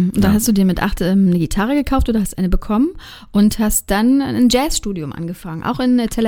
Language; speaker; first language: German; native; German